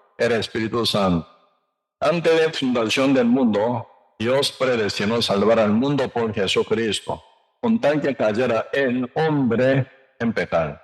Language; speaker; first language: Spanish; non-native, learner; Korean